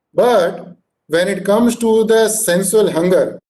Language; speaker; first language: English; non-native, local second language; Hindi